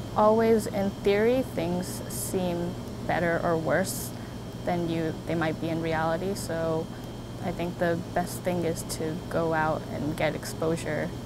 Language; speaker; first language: English; native; English